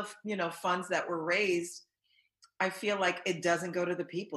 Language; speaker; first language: English; early bilingual, other home language; Haitian Creole